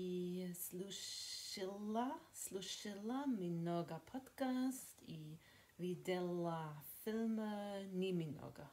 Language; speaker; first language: Russian; non-native, learner; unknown